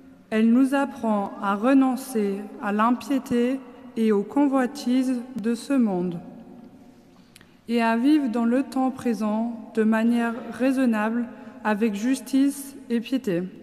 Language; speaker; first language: French; non-native, local second language; Luxembourgish